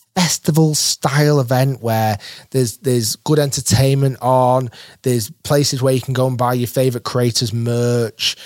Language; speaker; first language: English; native; English